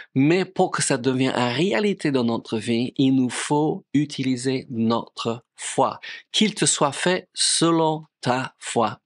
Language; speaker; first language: French; non-native, fluent; English